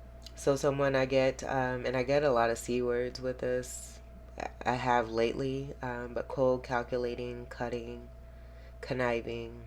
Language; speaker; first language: English; native; English